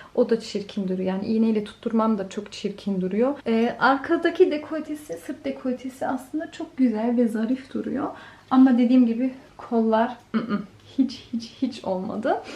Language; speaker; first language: Turkish; early bilingual, heritage; Turkish